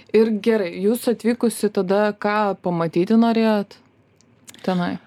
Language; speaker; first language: Lithuanian; native; Lithuanian